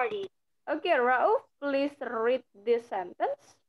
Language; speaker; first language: English; non-native, fluent; Indonesian